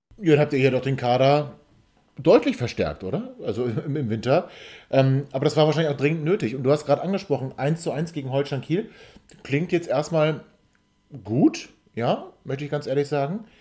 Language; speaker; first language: German; native; German